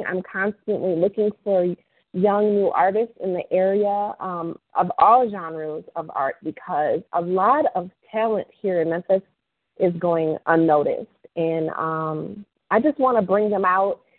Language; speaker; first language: English; native; English